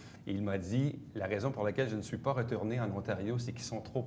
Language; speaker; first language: French; native; French